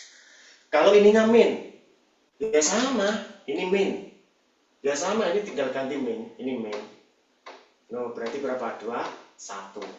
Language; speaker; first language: Indonesian; native; Indonesian